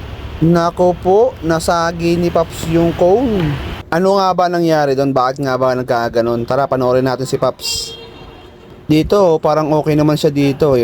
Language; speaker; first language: Filipino; native; Filipino